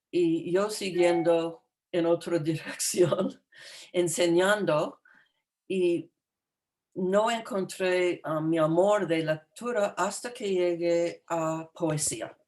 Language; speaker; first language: Spanish; non-native, fluent; English